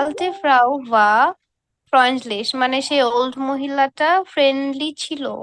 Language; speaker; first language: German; non-native, learner; Bangla